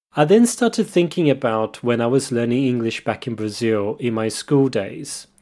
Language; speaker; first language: English; non-native, fluent; Portuguese